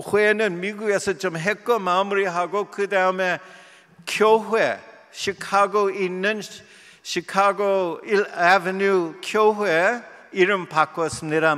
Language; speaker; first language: Korean; non-native, fluent; English